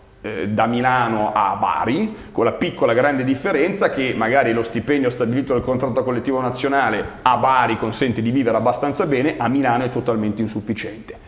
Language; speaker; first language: Italian; native; Italian